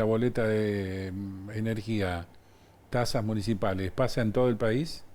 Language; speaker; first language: Spanish; native; Spanish